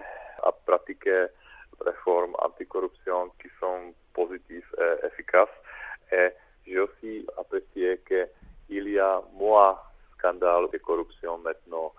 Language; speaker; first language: French; non-native, fluent; Czech